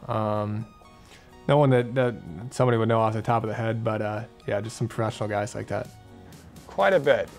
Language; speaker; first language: English; native; English